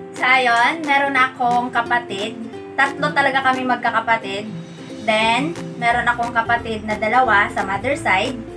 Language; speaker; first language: Filipino; non-native, local second language; Cebuano